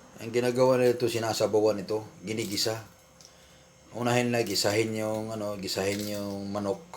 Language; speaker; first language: Filipino; non-native, local second language; Iloko